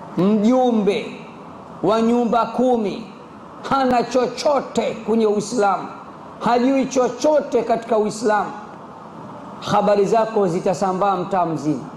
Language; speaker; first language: Swahili; native; Swahili